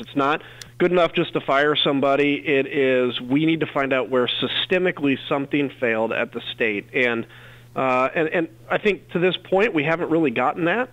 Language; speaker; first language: English; native; English